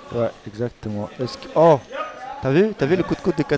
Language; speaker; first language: French; native; French